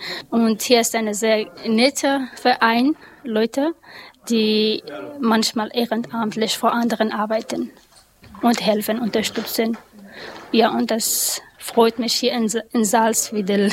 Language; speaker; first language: German; non-native, learner; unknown